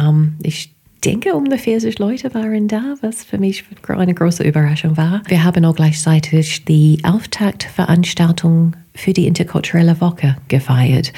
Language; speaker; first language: German; non-native, fluent; English